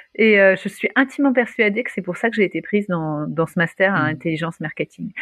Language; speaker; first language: French; native; French